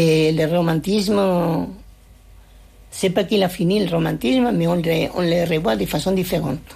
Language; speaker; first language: French; non-native, fluent; Spanish